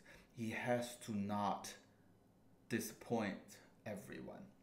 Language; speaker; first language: English; non-native, fluent; Chinese